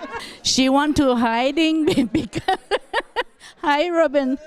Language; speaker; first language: English; non-native, local second language; French